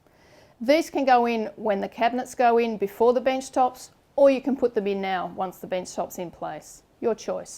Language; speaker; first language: English; native; English